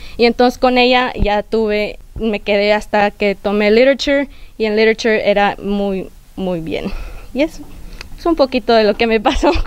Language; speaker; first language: Spanish; early bilingual, heritage; Spanish